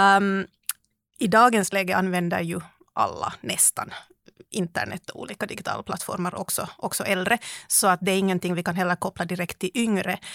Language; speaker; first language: Swedish; native; Swedish